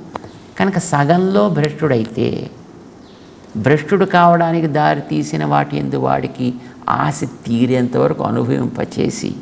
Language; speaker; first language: Telugu; native; Telugu